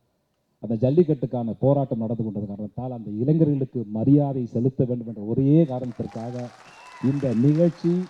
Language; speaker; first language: Tamil; native; Tamil